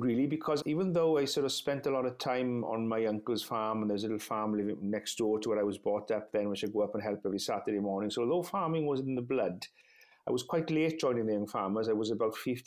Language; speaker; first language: English; non-native, local second language; Welsh